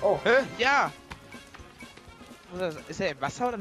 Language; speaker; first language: German; native; German